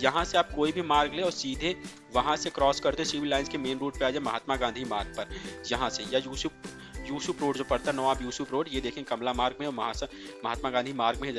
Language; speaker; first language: Hindi; native; Hindi